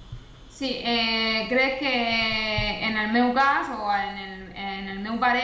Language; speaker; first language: Catalan; non-native, local second language; Spanish